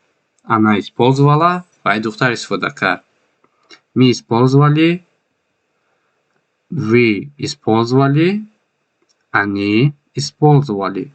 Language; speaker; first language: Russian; non-native, fluent; Tajik